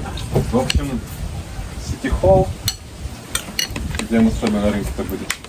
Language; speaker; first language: Russian; native; Russian